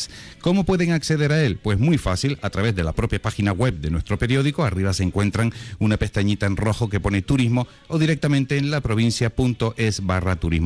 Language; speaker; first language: Spanish; native; Spanish